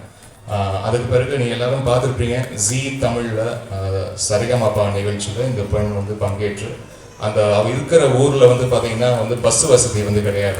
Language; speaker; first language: Tamil; native; Tamil